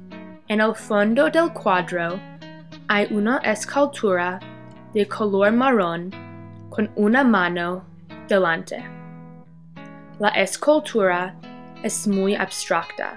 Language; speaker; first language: Spanish; non-native, learner; English